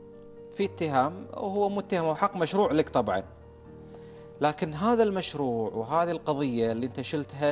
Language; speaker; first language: Arabic; native; Arabic